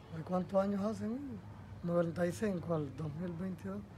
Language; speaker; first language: Spanish; native; Spanish